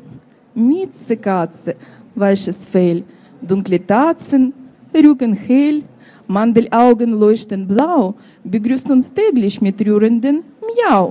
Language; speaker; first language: German; non-native, fluent; Russian